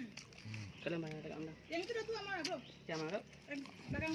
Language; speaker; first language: Indonesian; native; Indonesian